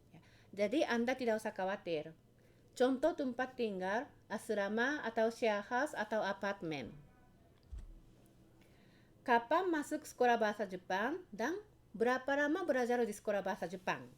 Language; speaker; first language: Indonesian; non-native, fluent; Japanese